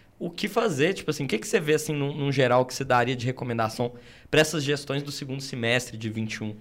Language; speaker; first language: Portuguese; native; Portuguese